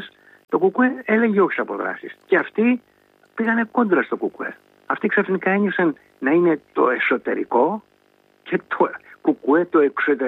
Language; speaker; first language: Greek; native; Greek